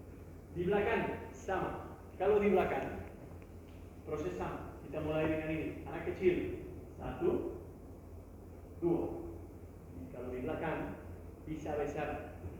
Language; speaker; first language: Indonesian; non-native, learner; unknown